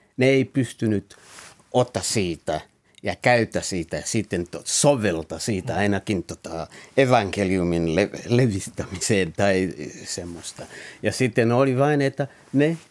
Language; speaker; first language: Finnish; non-native, fluent; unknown